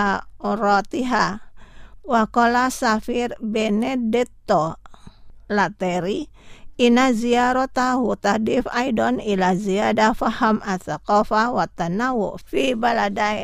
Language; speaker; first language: Arabic; non-native, fluent; Indonesian